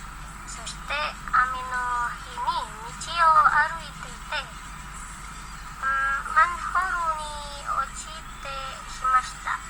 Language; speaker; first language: Japanese; non-native, learner; Indonesian